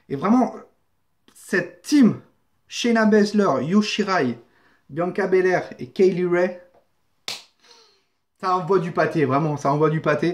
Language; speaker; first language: French; native; French